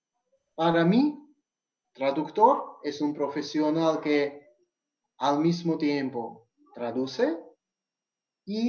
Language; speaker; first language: Spanish; non-native, fluent; Georgian